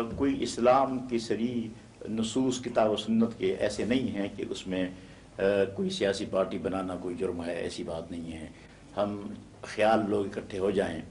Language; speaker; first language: Urdu; non-native, local second language; Pashto